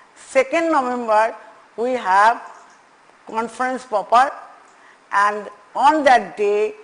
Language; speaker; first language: English; non-native, local second language; Bangla